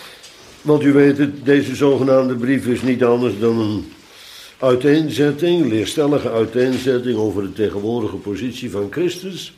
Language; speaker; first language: Dutch; native; Dutch